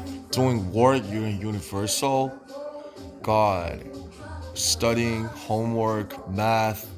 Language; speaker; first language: English; non-native, fluent; Korean